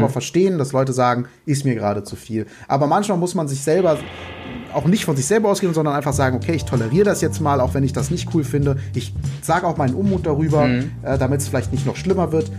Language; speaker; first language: German; native; German